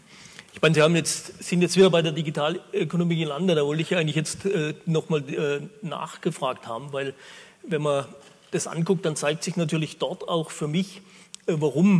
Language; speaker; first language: German; native; German